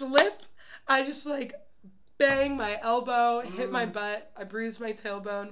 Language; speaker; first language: English; native; English